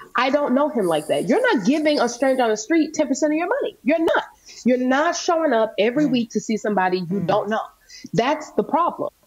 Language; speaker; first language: English; native; English